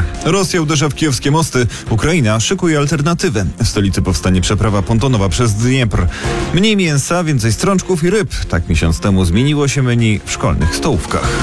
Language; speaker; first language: Polish; native; Polish